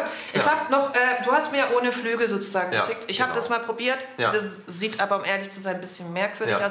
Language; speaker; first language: German; native; German